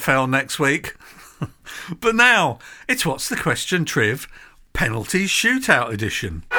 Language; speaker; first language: English; native; English